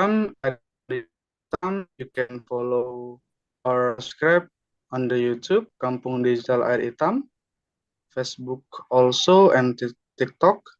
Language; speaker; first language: English; non-native, learner; Indonesian